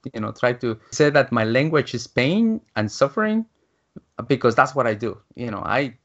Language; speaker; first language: English; non-native, fluent; Spanish